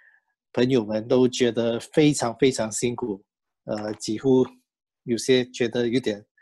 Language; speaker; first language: Chinese; native; Chinese